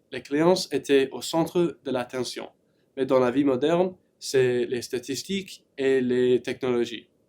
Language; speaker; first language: French; non-native, learner; English